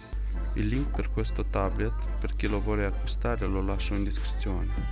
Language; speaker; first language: Italian; non-native, fluent; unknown